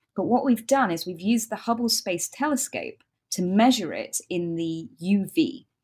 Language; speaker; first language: English; native; English